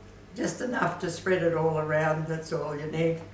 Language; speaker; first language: English; native; English